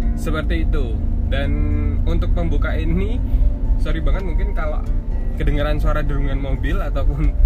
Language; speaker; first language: Indonesian; native; Indonesian